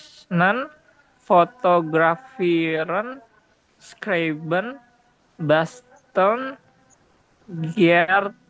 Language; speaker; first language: German; non-native, learner; Indonesian